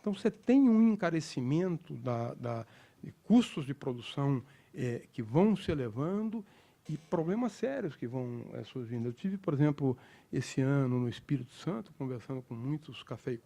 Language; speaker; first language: Portuguese; native; Portuguese